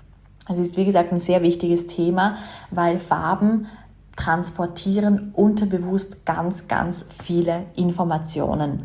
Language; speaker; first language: German; native; German